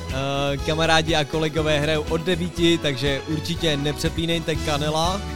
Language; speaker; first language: Czech; native; Czech